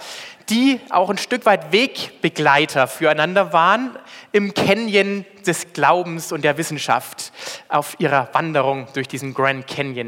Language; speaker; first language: German; native; German